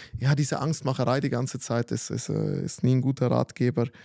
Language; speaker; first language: German; native; German